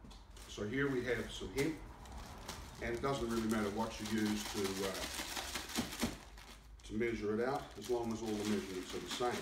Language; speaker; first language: English; native; English